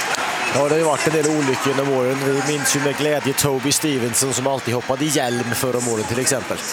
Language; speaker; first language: Swedish; native; Swedish